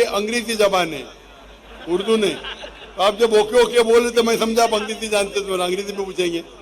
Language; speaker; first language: Hindi; non-native, local second language; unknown